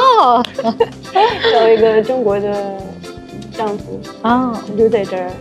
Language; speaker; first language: Chinese; non-native, fluent; Russian